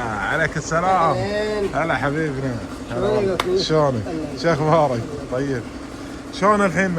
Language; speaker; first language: Arabic; native; Arabic